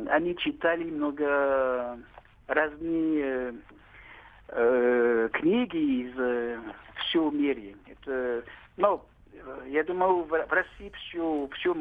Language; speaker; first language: Russian; non-native, learner; French